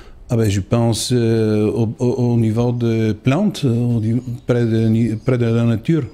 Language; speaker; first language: French; non-native, learner; Bulgarian